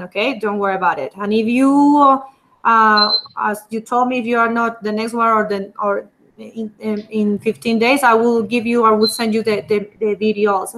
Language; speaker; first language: English; non-native, fluent; Spanish